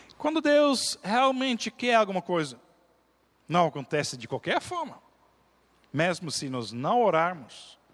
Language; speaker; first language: Portuguese; non-native, fluent; Dutch